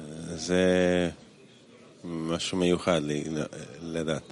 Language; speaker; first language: Hebrew; non-native, learner; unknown